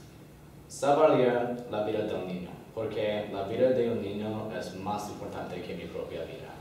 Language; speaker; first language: Spanish; non-native, learner; English